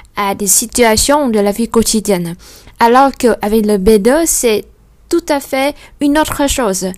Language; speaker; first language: French; non-native, fluent; Vietnamese